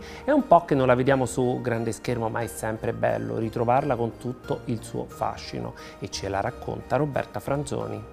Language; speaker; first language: Italian; native; Italian